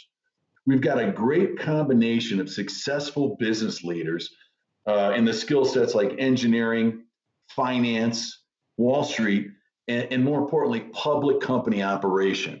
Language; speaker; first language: English; native; English